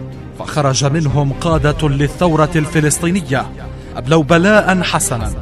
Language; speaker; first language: Arabic; native; Arabic